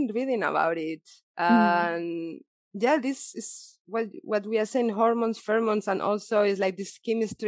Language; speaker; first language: English; non-native, fluent; Spanish